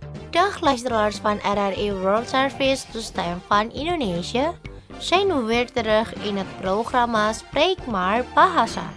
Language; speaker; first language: Dutch; non-native, fluent; Indonesian